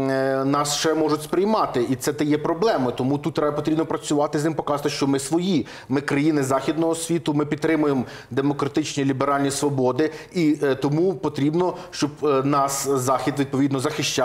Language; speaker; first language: Ukrainian; native; Ukrainian